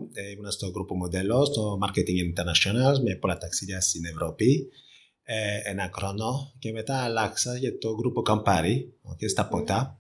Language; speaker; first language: Greek; non-native, fluent; French